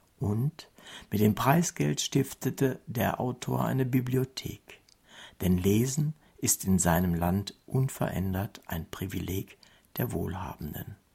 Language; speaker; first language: German; native; German